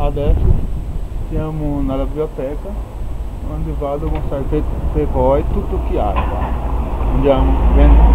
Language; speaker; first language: Italian; non-native, learner; Portuguese